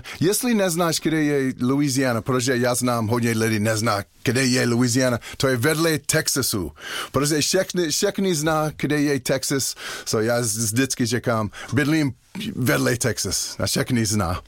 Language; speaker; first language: Czech; non-native, learner; English